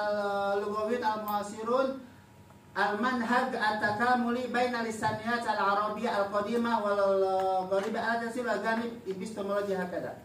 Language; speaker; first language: Arabic; non-native, fluent; Indonesian